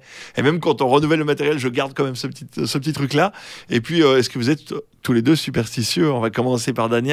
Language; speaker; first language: French; native; French